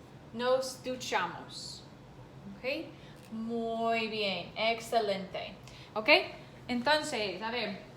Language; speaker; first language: Spanish; non-native, fluent; English